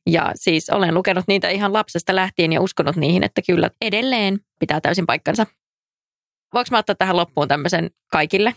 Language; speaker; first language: Finnish; native; Finnish